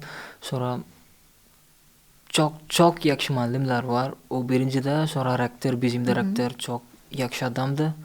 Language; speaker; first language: Azerbaijani; non-native, learner; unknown